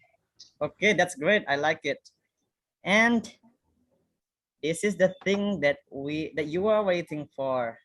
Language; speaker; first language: English; non-native, fluent; Indonesian